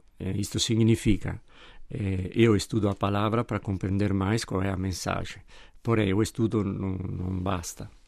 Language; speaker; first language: Portuguese; non-native, fluent; Italian